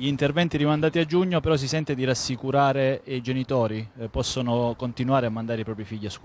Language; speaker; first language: Italian; native; Italian